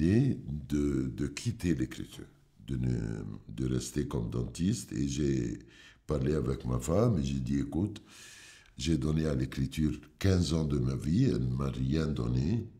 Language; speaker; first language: French; non-native, fluent; Arabic